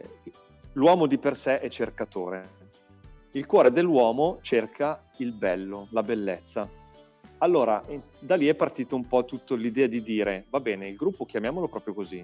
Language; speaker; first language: Italian; native; Italian